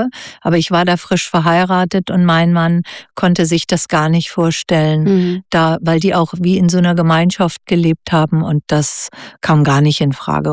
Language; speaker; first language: German; native; German